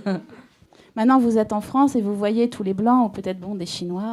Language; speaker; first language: French; native; French